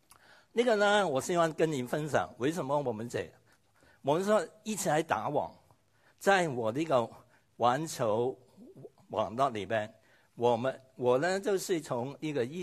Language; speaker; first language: Chinese; non-native, local second language; Cantonese